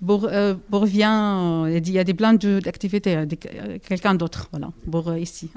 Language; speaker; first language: French; non-native, learner; Arabic